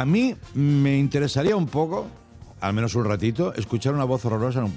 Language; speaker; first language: Spanish; native; Spanish